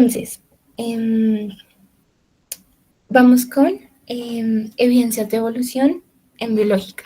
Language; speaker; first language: Spanish; native; Spanish